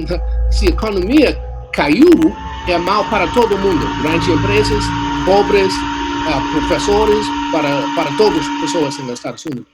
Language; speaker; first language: Portuguese; non-native, learner; English